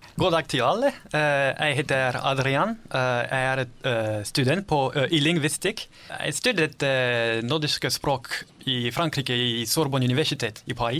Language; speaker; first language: Norwegian; non-native, learner; French